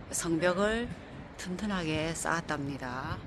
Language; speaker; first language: Korean; native; Korean